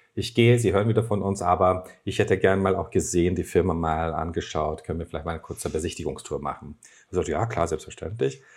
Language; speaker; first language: German; non-native, fluent; Turkish